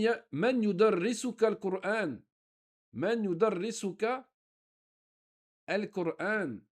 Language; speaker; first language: Arabic; non-native, fluent; French